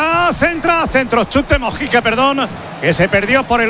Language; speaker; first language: Spanish; native; Spanish